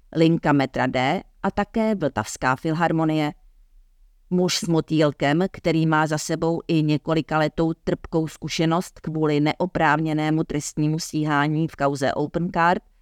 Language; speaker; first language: Czech; native; Czech